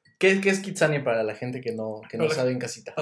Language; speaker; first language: Spanish; native; Spanish